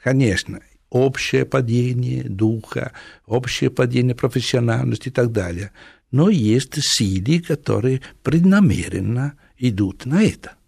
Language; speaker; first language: Russian; non-native, fluent; Italian